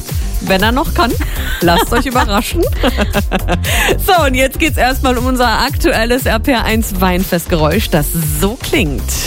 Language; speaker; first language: German; native; German